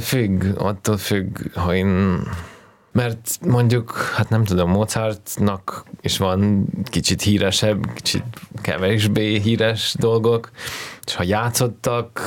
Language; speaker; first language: Hungarian; non-native, fluent; Russian